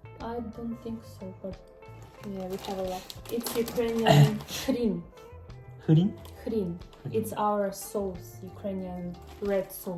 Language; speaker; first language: English; non-native, learner; Ukrainian